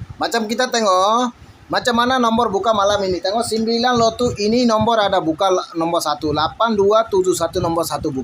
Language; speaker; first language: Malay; non-native, fluent; Bangla